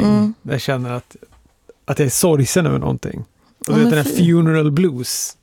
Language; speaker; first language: Swedish; native; Swedish